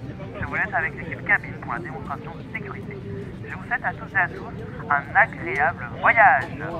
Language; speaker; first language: French; native; French